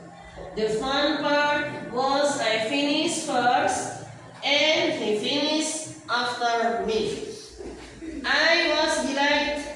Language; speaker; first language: English; non-native, fluent; Indonesian